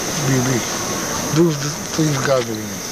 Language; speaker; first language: Latvian; non-native, local second language; Russian